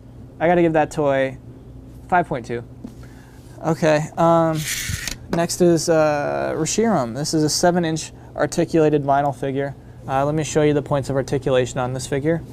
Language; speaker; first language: English; native; English